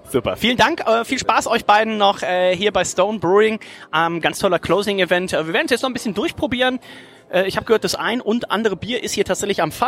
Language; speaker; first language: German; native; German